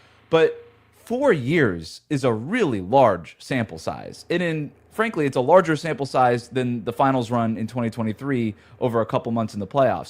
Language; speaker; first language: English; native; English